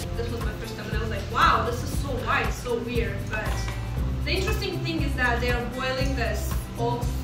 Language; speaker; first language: English; non-native, fluent; Romanian